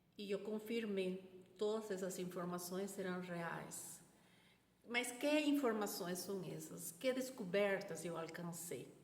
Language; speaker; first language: Portuguese; non-native, fluent; Spanish